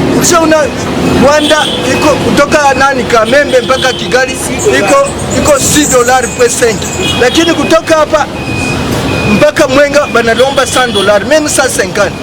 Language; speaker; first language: Swahili; native; Swahili